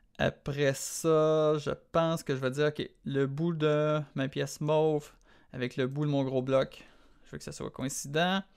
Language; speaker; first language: French; native; French